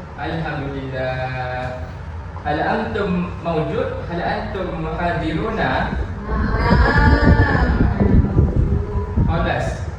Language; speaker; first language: Arabic; non-native, learner; Malay